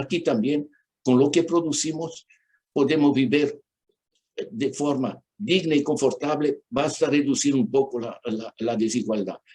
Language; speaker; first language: Spanish; non-native, fluent; Portuguese